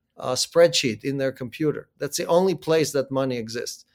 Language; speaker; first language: English; early bilingual, other home language; Ukrainian